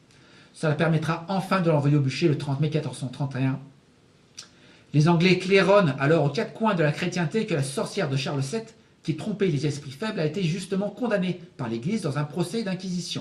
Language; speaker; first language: French; native; French